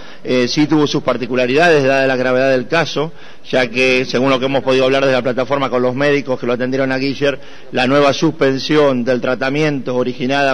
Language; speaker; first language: Spanish; native; Spanish